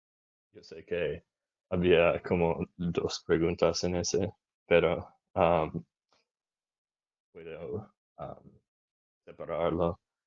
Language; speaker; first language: Spanish; non-native, learner; English